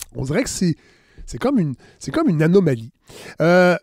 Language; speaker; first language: French; native; French